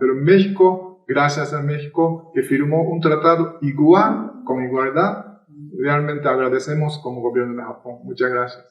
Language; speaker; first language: Spanish; non-native, fluent; Japanese